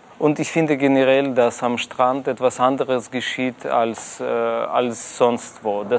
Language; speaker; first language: German; non-native, fluent; Russian